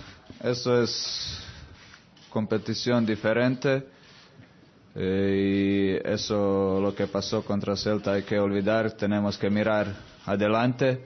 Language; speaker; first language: Spanish; non-native, fluent; Croatian